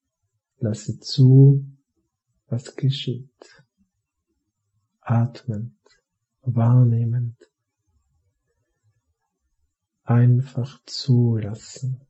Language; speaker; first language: German; native; German